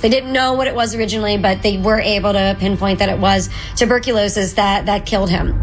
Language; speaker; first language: English; native; English